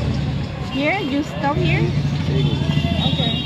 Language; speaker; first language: English; non-native, learner; Thai